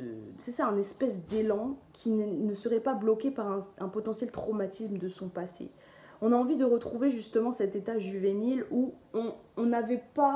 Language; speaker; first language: French; native; French